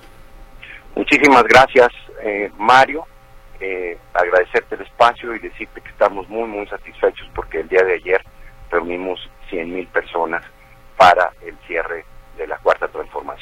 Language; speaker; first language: Spanish; native; Spanish